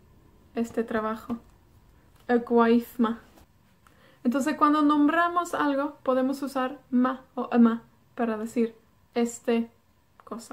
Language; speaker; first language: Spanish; non-native, fluent; Welsh